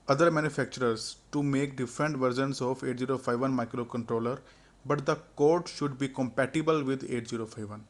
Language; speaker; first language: English; non-native, local second language; Punjabi